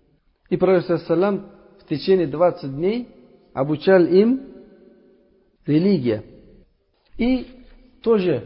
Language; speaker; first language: Russian; non-native, learner; Uzbek